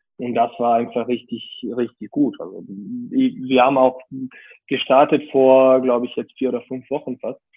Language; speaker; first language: German; non-native, fluent; Serbian